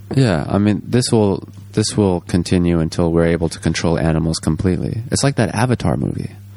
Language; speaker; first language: English; native; English